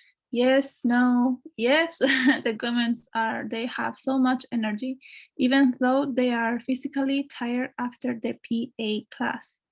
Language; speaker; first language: English; non-native, fluent; Spanish